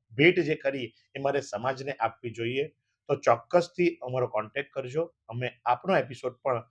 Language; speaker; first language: Gujarati; native; Gujarati